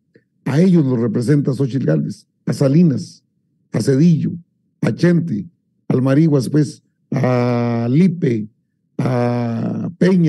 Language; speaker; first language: Spanish; native; Spanish